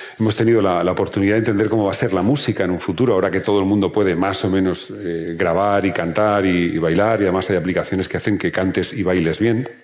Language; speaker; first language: Spanish; native; Spanish